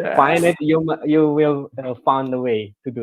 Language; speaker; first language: English; non-native, learner; Indonesian